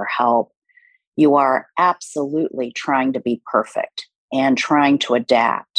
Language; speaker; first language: English; early bilingual, other home language; Korean